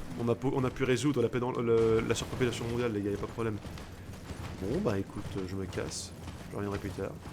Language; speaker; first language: French; native; French